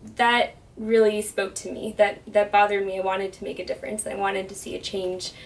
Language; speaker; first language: English; native; English